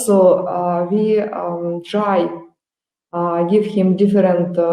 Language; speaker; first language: English; non-native, learner; Russian